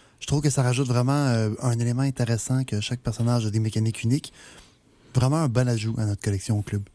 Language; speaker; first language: French; native; French